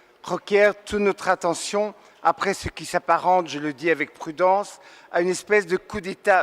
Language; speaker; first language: French; native; French